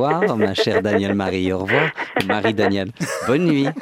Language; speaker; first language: French; native; French